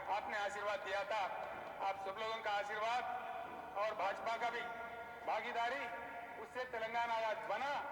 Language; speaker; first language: Hindi; non-native, local second language; Telugu